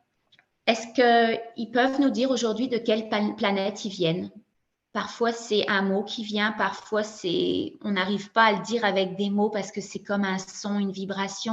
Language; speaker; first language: French; native; French